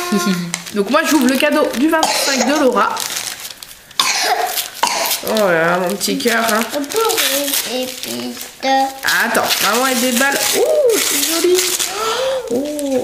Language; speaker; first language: French; native; French